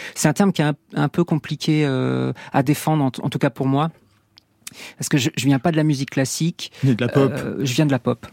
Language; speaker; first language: French; native; French